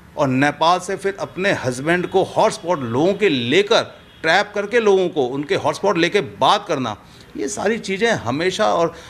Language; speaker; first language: Hindi; native; Hindi